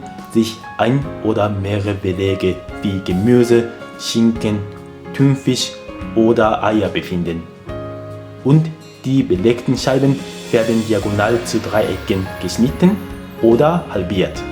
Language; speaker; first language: German; non-native, fluent; Japanese